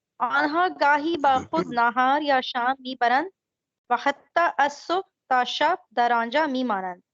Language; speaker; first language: Persian; non-native, learner; Urdu